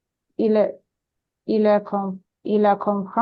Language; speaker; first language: French; non-native, learner; Ukrainian